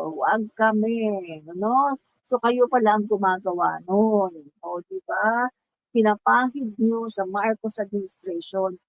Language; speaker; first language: Filipino; non-native, local second language; Cebuano